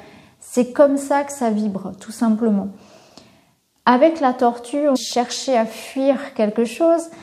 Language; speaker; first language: French; native; French